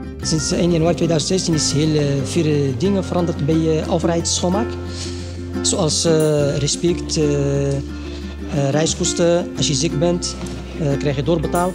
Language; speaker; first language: Dutch; non-native, local second language; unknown